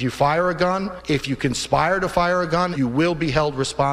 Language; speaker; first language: English; native; English